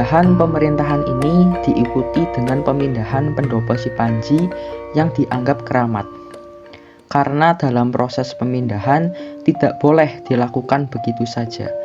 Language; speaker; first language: Indonesian; native; Indonesian